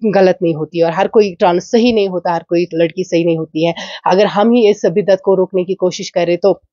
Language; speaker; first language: Hindi; non-native, local second language; Kashmiri